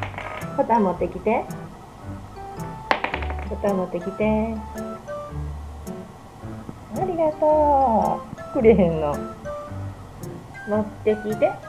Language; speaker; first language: Japanese; native; Japanese